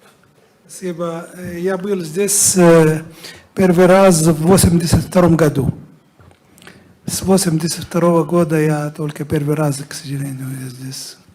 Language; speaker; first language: Russian; non-native, fluent; Arabic